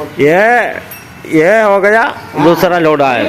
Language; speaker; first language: Hindi; non-native, local second language; Malayalam